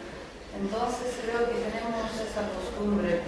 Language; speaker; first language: Spanish; non-native, fluent; Romanian